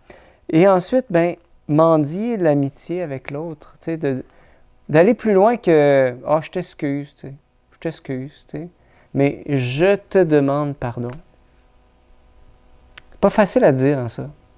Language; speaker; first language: French; native; French